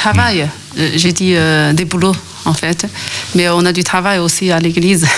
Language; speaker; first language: French; non-native, fluent; Chinese